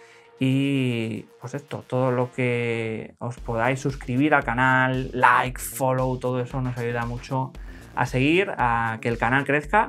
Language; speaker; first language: Spanish; native; Spanish